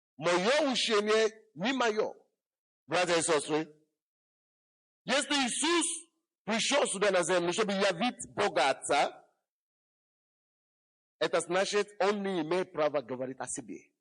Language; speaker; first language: Russian; non-native, fluent; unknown